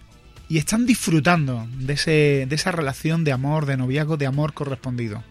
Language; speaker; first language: Spanish; native; Spanish